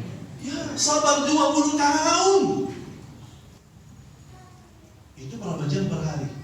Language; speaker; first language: Indonesian; non-native, fluent; Arabic